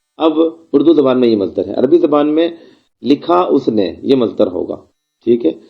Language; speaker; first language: Urdu; non-native, local second language; Baluchi